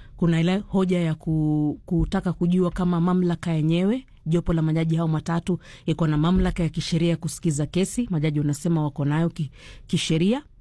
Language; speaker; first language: Swahili; native; Swahili